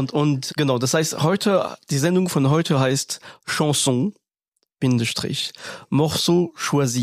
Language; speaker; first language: German; non-native, fluent; French